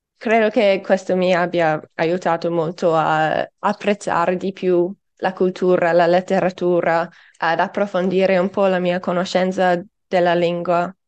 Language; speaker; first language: Italian; non-native, fluent; English